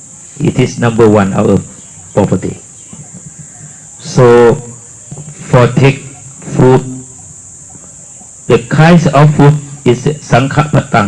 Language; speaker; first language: English; non-native, learner; Thai